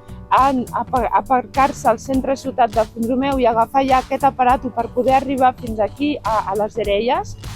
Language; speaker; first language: Catalan; non-native, local second language; French